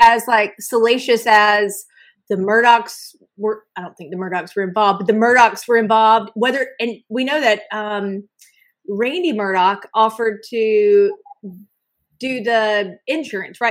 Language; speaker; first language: English; native; English